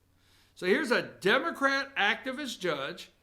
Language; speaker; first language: English; native; English